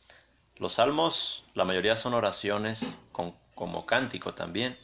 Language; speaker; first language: Spanish; native; Spanish